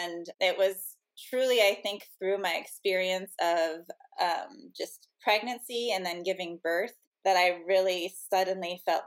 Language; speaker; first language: English; native; English